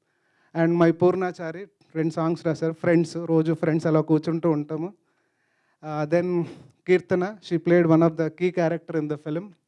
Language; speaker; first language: Telugu; native; Telugu